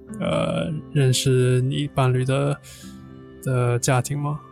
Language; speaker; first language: Chinese; non-native, fluent; English